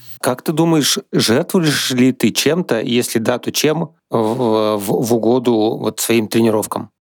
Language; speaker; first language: Russian; native; Russian